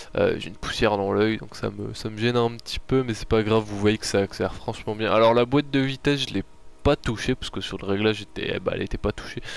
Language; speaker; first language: French; native; French